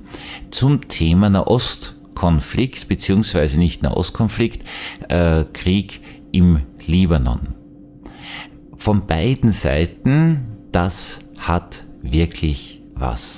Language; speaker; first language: German; native; German